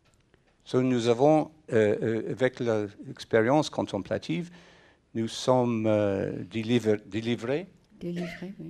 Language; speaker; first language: French; non-native, fluent; English